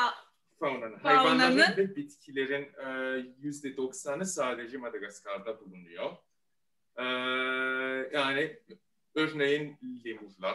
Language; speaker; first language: Turkish; non-native, fluent; Malagasy